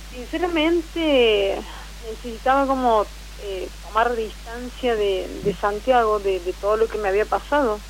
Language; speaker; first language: Spanish; native; Spanish